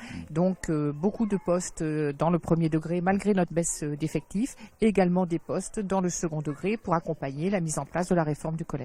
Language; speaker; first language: French; native; French